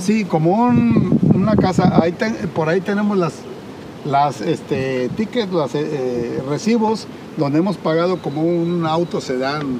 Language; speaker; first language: Spanish; native; Spanish